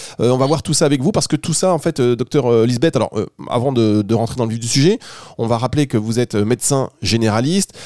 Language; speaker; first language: French; native; French